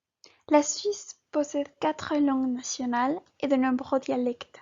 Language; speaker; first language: French; non-native, learner; Spanish